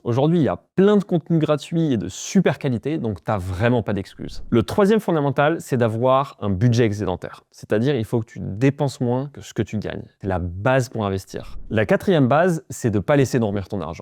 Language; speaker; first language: French; native; French